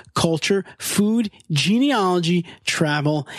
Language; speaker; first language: English; native; English